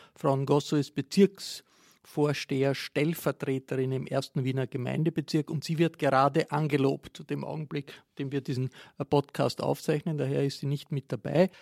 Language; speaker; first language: German; native; German